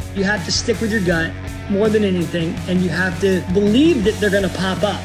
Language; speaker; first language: English; native; English